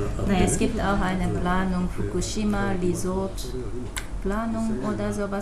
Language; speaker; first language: German; non-native, fluent; Japanese